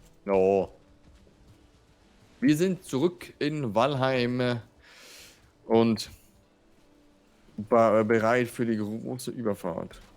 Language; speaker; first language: German; native; German